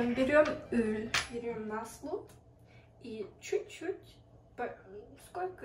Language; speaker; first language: Russian; early bilingual, heritage; Russian